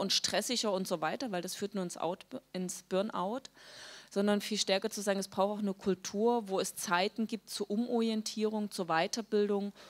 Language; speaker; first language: German; native; German